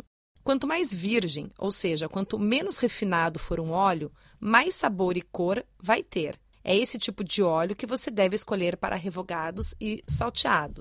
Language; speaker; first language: Portuguese; native; Portuguese